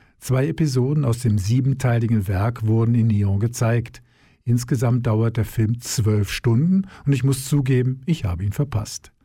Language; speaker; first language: German; native; German